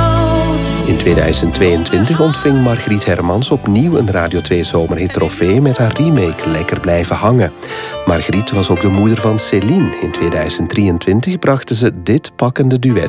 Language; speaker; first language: Dutch; native; Dutch